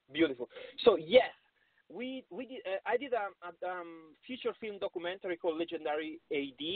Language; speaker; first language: English; non-native, fluent; Italian